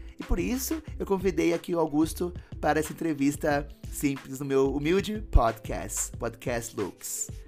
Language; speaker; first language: Portuguese; native; Portuguese